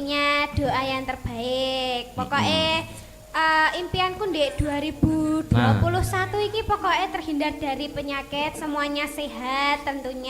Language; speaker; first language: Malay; non-native, local second language; Javanese